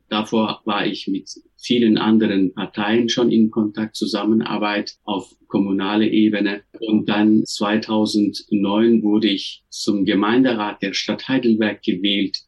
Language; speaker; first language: German; non-native, fluent; Turkish